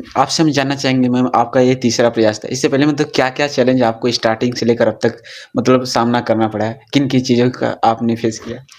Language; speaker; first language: Hindi; native; Hindi